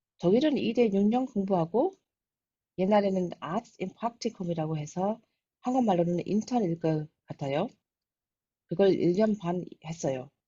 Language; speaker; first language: Korean; early bilingual, heritage; Korean